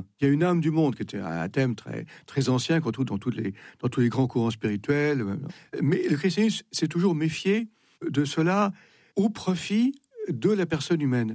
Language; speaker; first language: French; native; French